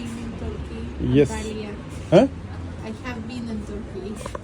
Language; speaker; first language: English; non-native, fluent; Lithuanian